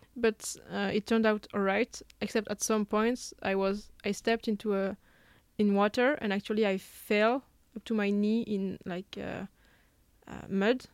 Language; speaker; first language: English; non-native, fluent; French